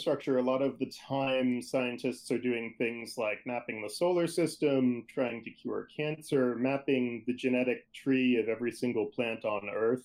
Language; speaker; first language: English; native; English